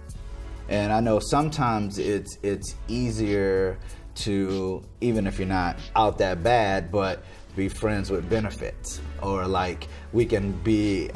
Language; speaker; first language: English; native; English